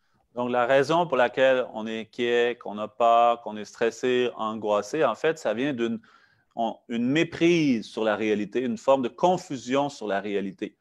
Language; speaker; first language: French; native; French